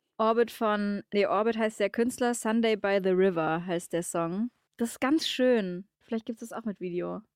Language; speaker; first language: German; native; German